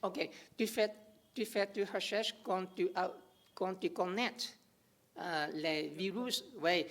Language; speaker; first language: French; non-native, learner; English